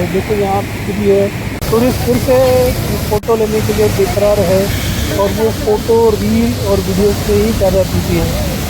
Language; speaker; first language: Hindi; non-native, local second language; Marathi